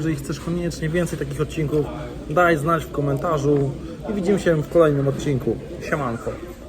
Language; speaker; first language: Polish; native; Polish